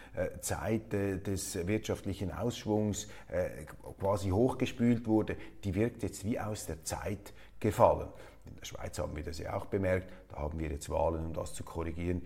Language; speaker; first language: German; native; German